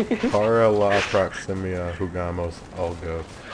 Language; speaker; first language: Spanish; non-native, learner; English